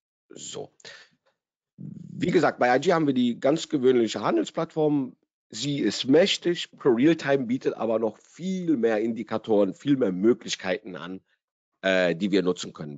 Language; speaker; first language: German; native; German